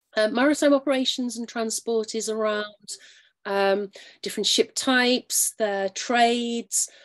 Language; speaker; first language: English; native; English